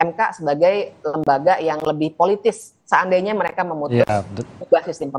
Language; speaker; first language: Indonesian; native; Indonesian